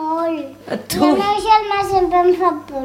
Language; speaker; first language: Catalan; non-native, local second language; Spanish